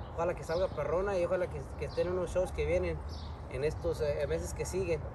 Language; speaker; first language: Spanish; early bilingual, heritage; Spanish